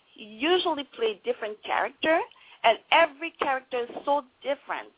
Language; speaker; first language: English; non-native, fluent; French